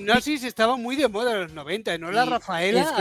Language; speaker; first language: Spanish; native; Spanish